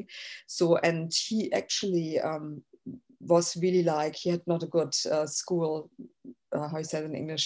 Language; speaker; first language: English; non-native, fluent; German